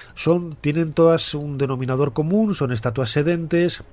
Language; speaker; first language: Spanish; native; Spanish